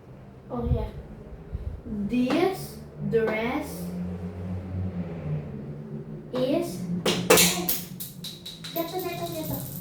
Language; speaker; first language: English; non-native, learner; Indonesian